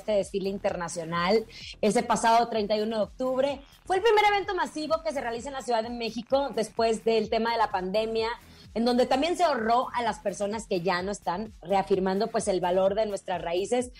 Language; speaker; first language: Spanish; native; Spanish